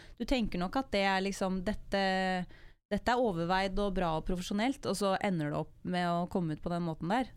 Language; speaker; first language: Norwegian; native; Norwegian